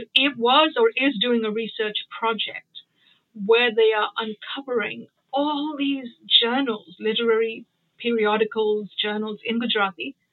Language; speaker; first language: English; non-native, local second language; Gujarati